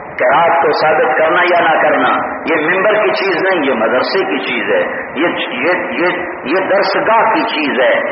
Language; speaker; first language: Urdu; non-native, local second language; Punjabi